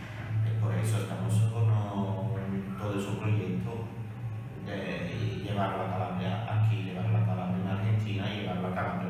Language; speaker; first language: Spanish; non-native, learner; Italian